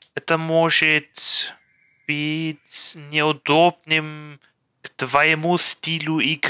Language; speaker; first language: Russian; non-native, fluent; German